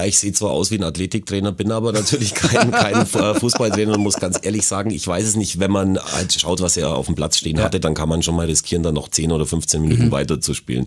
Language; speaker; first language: German; native; German